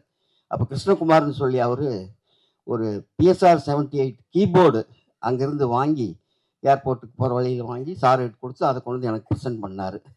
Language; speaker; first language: Tamil; native; Tamil